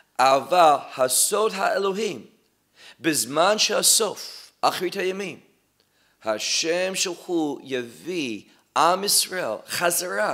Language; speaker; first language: Hebrew; non-native, fluent; English